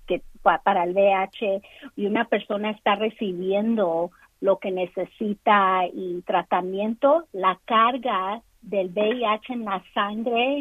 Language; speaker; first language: Spanish; early bilingual, other home language; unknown